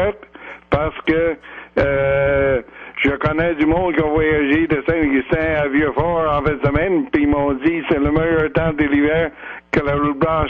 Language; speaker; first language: French; native; French